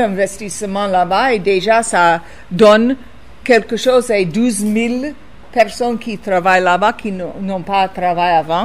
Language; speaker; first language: French; non-native, fluent; English